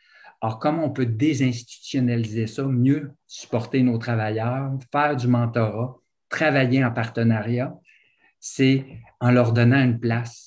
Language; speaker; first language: French; native; French